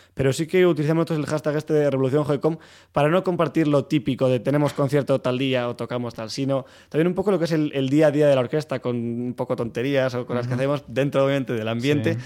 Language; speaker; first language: Spanish; native; Spanish